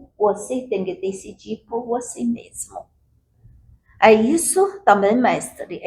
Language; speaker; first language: Portuguese; non-native, learner; Chinese